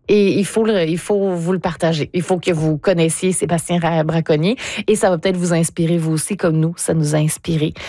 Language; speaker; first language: French; native; French